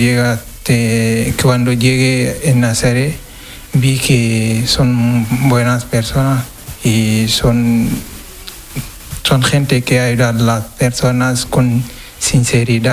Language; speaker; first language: Spanish; non-native, learner; Wolof